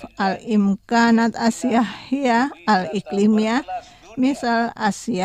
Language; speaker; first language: Arabic; non-native, fluent; Indonesian